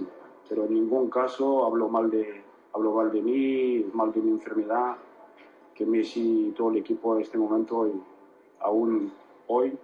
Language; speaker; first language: Spanish; non-native, fluent; French